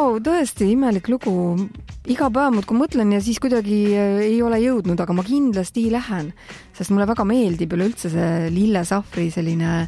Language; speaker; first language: Estonian; native; Estonian